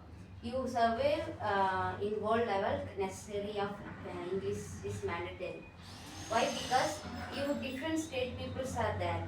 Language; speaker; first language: English; non-native, learner; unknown